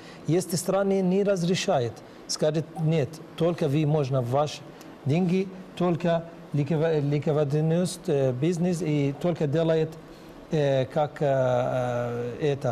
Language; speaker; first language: Russian; non-native, learner; Arabic